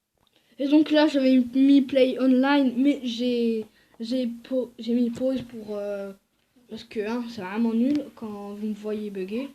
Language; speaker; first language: French; native; French